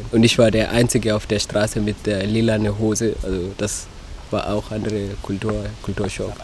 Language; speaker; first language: German; non-native, fluent; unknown